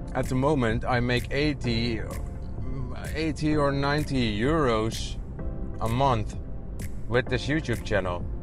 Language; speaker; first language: English; non-native, fluent; Dutch